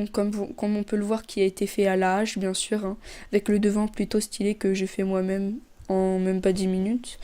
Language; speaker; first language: French; native; French